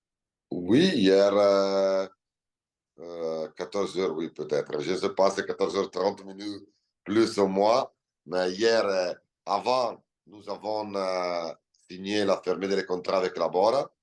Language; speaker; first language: French; non-native, learner; Italian